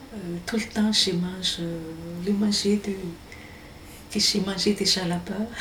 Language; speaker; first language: French; non-native, local second language; Malagasy